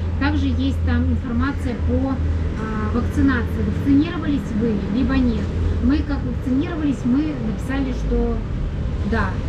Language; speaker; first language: Russian; native; Russian